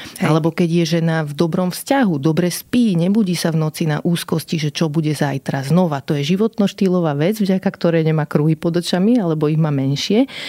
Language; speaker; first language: Slovak; native; Slovak